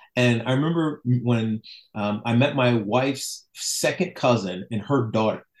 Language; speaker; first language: English; native; English